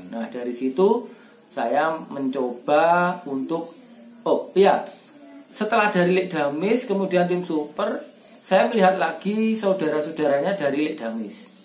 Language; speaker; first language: Indonesian; non-native, local second language; Javanese